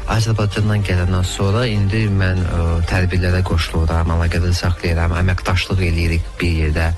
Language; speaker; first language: Azerbaijani; early bilingual, heritage; Azerbaijani